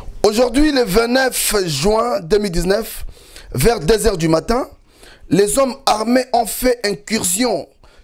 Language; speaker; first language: French; non-native, local second language; Lingala